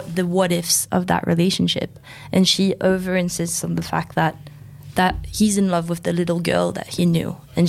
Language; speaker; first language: English; non-native, fluent; French